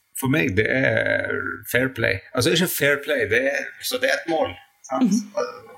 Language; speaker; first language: Norwegian; non-native, fluent; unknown